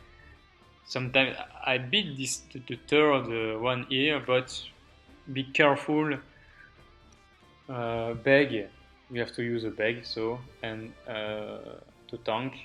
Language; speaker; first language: English; non-native, learner; French